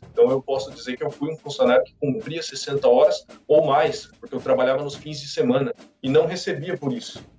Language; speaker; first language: Portuguese; native; Portuguese